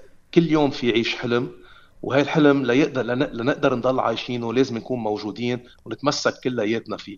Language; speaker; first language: Arabic; native; Arabic